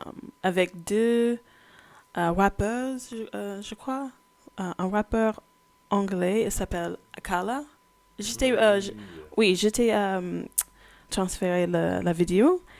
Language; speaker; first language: French; non-native, fluent; English